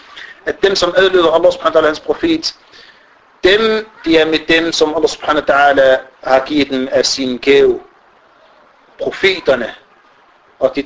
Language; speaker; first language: Danish; non-native, fluent; Arabic